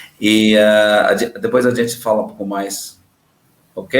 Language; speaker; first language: Portuguese; non-native, learner; English